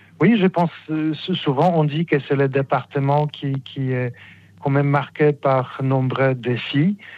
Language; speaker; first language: French; non-native, fluent; Polish